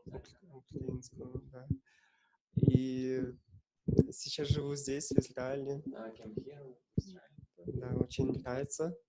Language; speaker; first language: Russian; non-native, local second language; Ukrainian